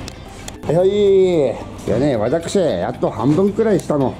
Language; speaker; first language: Japanese; native; Japanese